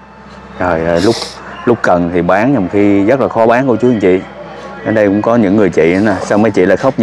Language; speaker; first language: Vietnamese; native; Vietnamese